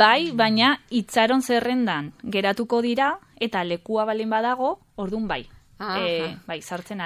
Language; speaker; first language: Basque; non-native, local second language; Spanish